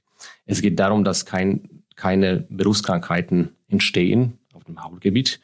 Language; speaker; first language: German; non-native, fluent; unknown